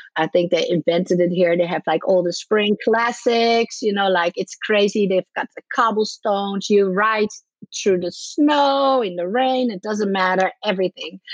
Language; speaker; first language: English; non-native, fluent; Dutch